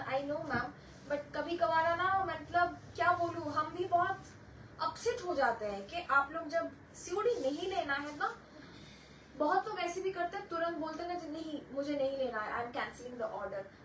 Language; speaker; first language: Hindi; non-native, local second language; Bangla